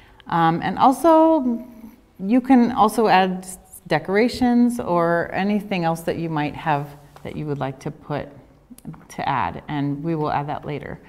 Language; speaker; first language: English; native; English